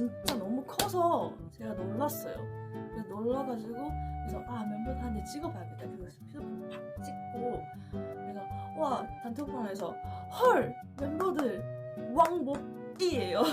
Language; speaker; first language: Korean; non-native, learner; Chinese